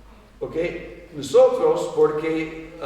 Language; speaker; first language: Spanish; non-native, fluent; English